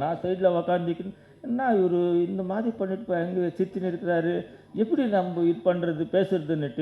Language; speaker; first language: Tamil; non-native, learner; Kannada